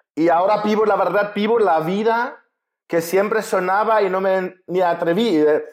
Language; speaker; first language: Spanish; non-native, fluent; German